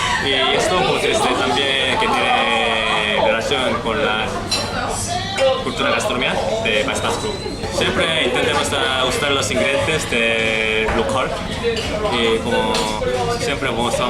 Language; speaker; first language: Spanish; non-native, fluent; Korean